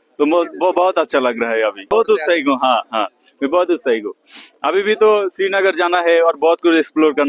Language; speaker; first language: Hindi; non-native, learner; Bangla